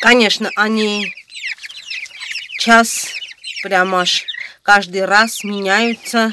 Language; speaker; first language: Russian; non-native, fluent; Armenian